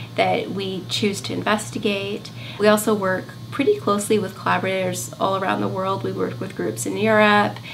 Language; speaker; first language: English; native; English